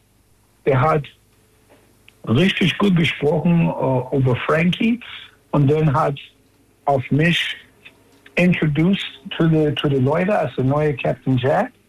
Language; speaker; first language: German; non-native, learner; English